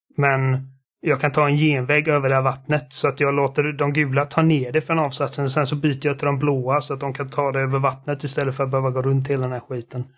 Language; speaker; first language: Swedish; early bilingual, other home language; German